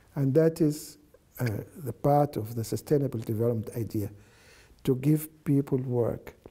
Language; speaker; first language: English; non-native, fluent; Arabic